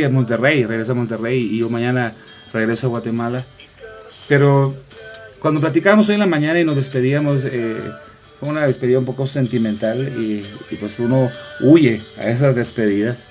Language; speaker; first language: Spanish; native; Spanish